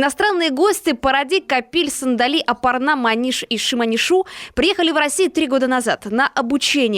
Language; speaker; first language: Russian; native; Russian